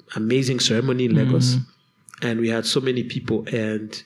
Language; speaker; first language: English; non-native, local second language; Kinyarwanda